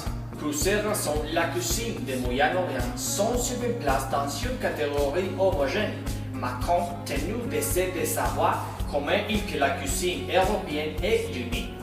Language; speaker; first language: French; non-native, learner; Spanish